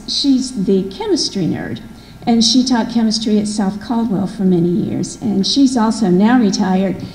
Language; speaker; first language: English; native; English